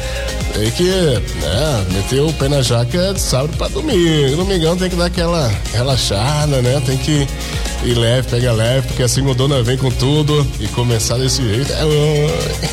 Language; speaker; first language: Portuguese; native; Portuguese